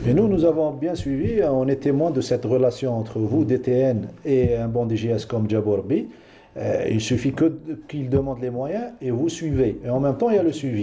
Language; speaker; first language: French; non-native, local second language; Arabic